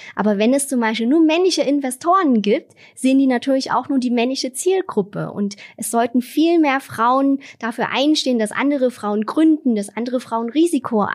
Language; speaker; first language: German; non-native, fluent; Vietnamese